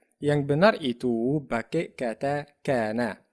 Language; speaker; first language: Indonesian; non-native, fluent; Arabic